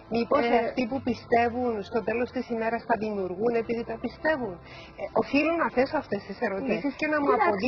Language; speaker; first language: Greek; native; Greek